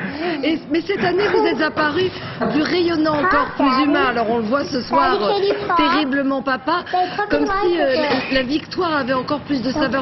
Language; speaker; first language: French; native; French